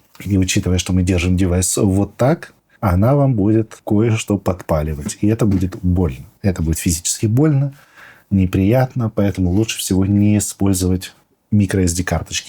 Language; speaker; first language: Russian; native; Russian